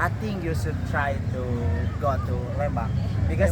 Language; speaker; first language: English; non-native, learner; Indonesian